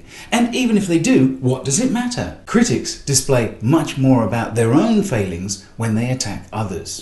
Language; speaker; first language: English; native; English